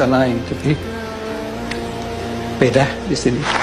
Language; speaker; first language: Indonesian; non-native, fluent; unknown